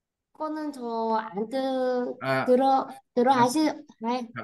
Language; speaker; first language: Korean; non-native, learner; Vietnamese